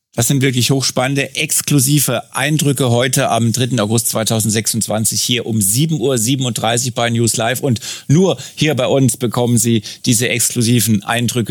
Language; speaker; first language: German; native; German